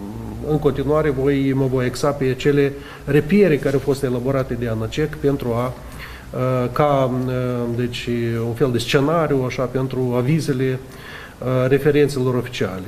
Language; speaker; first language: Romanian; native; Romanian